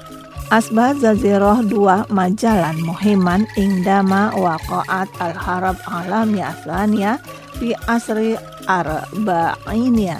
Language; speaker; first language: Arabic; non-native, learner; Indonesian